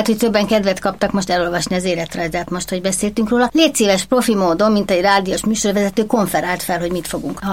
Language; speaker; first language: Hungarian; native; Hungarian